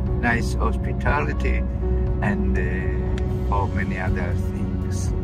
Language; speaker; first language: English; non-native, learner; Italian